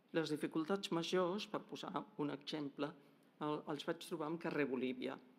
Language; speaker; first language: Catalan; native; Catalan